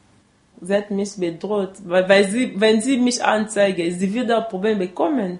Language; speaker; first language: German; non-native, learner; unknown